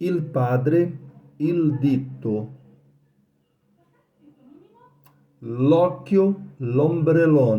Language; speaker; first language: Italian; non-native, fluent; Portuguese